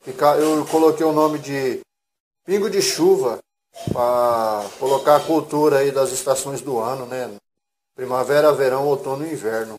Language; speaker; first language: Portuguese; native; Portuguese